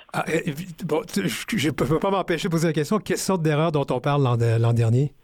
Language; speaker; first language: French; native; French